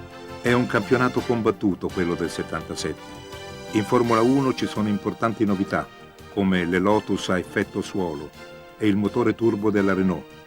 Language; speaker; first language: Italian; native; Italian